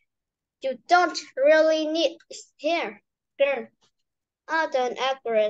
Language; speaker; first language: English; non-native, learner; Vietnamese